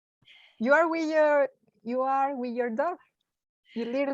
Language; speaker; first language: English; non-native, learner; Spanish